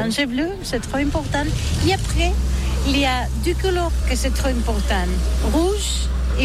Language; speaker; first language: French; non-native, learner; Catalan